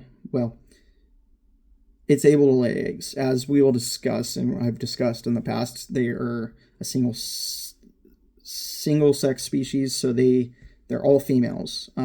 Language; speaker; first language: English; native; English